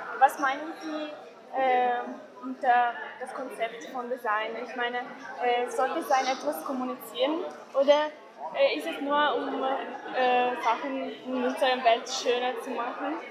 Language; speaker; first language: German; non-native, learner; Italian